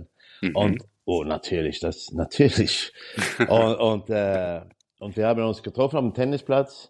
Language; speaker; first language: German; non-native, learner; Swedish